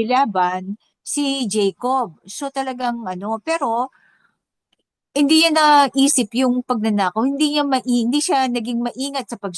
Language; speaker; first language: Filipino; native; Filipino